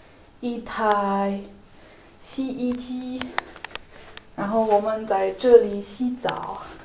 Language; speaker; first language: Chinese; non-native, fluent; Dutch